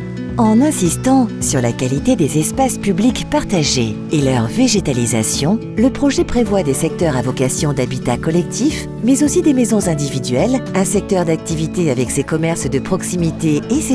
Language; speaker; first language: French; native; French